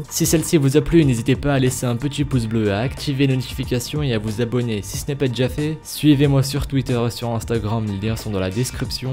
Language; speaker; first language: French; native; French